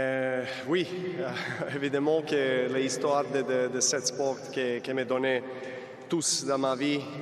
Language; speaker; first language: French; non-native, learner; Serbian